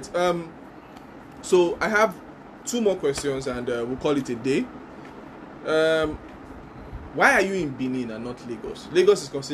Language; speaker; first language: English; non-native, local second language; Yoruba